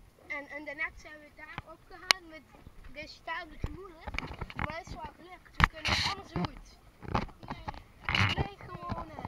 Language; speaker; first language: Dutch; native; Dutch